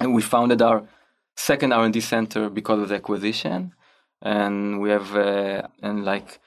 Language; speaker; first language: English; non-native, fluent; Hebrew